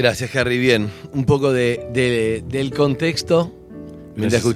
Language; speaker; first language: Spanish; native; Spanish